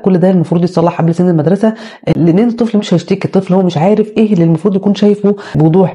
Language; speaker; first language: Arabic; native; Arabic